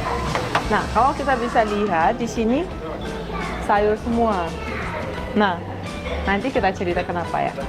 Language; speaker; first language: Indonesian; non-native, fluent; Russian